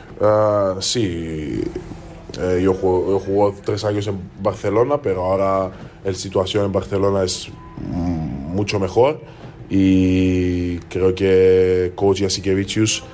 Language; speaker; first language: Spanish; non-native, learner; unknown